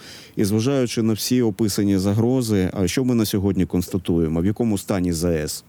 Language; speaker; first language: Ukrainian; native; Ukrainian